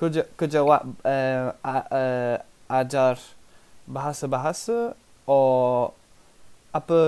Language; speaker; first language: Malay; non-native, learner; English